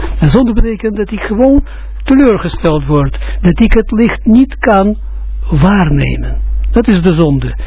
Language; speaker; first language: Dutch; non-native, fluent; Russian